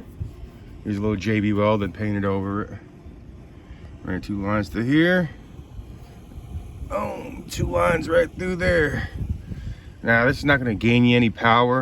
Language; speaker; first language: English; native; English